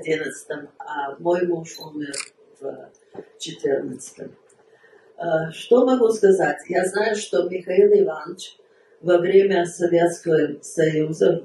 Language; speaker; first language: Russian; early bilingual, heritage; Russian